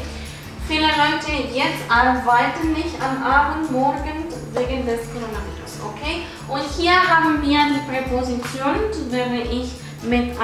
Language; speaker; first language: German; non-native, fluent; Spanish